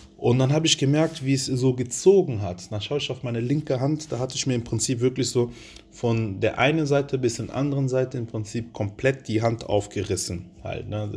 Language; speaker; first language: German; early bilingual, other home language; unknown